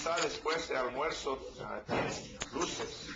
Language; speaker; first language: Spanish; non-native, learner; English